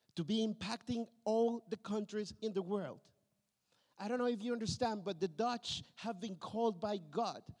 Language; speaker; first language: English; non-native, fluent; Spanish